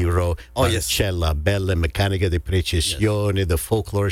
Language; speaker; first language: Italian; early bilingual, heritage; English